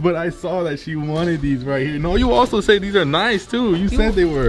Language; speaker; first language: English; early bilingual, other home language; Spanish